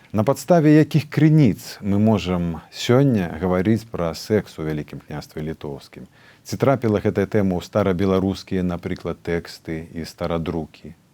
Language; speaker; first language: Belarusian; native; Belarusian